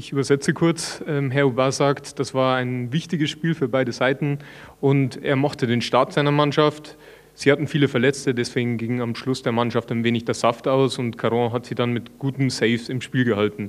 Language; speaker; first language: German; native; German